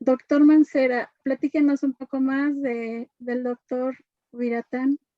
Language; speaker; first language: Spanish; native; Spanish